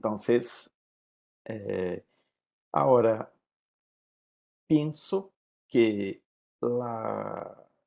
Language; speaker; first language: Spanish; non-native, learner; Portuguese